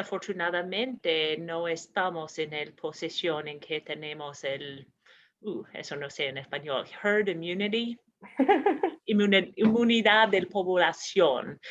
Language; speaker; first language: Spanish; non-native, fluent; English